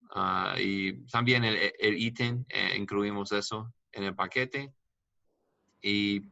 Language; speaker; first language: Spanish; non-native, learner; English